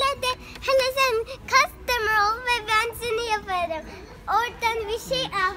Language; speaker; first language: Turkish; early bilingual, heritage; Turkish